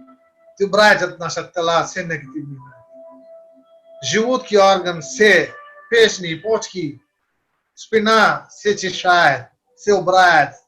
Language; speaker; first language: Russian; non-native, learner; Hindi